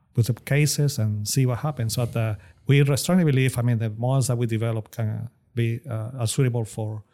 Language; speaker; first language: English; non-native, fluent; Spanish